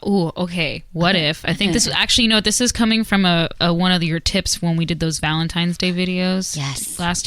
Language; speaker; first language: English; native; English